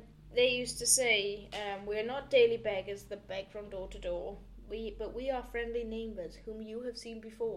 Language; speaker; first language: English; native; English